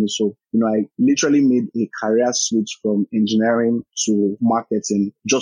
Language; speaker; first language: English; non-native, local second language; Yoruba